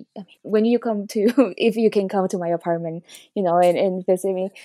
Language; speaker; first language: English; early bilingual, other home language; Spanish